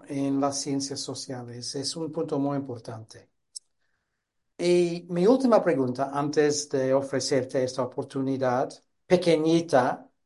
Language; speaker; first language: Spanish; non-native, fluent; English